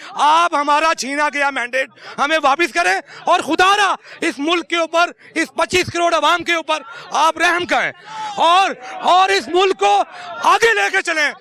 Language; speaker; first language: Urdu; non-native, local second language; Punjabi